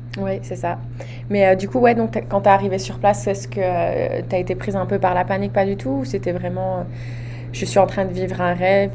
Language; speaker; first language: French; native; French